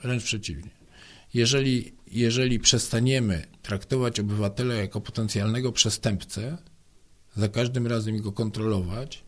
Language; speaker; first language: Polish; native; Polish